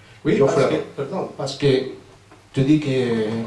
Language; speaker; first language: French; non-native, fluent; Spanish